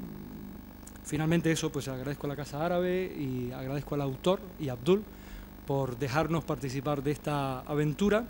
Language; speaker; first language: Spanish; native; Spanish